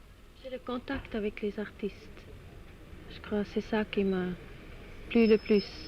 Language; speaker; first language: French; non-native, fluent; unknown